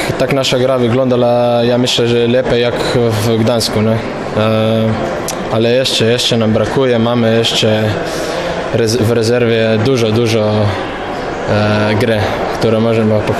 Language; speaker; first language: Polish; non-native, fluent; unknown